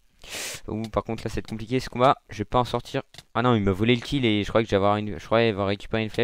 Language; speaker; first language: French; native; French